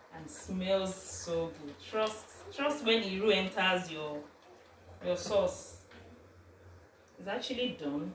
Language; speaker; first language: English; non-native, local second language; Yoruba